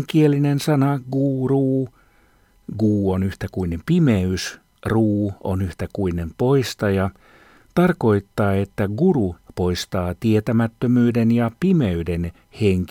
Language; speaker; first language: Finnish; native; Finnish